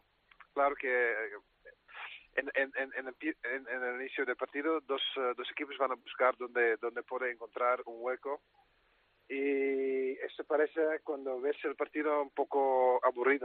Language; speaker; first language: Spanish; non-native, fluent; Dutch